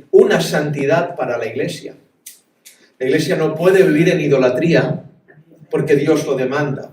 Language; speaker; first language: Spanish; native; Spanish